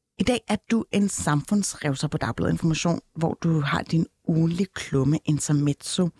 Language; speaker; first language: Danish; early bilingual, other home language; Turkish